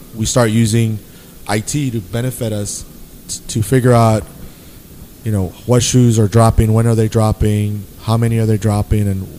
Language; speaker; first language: English; native; English